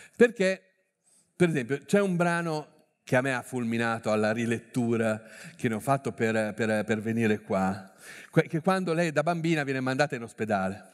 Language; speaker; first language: Italian; native; Italian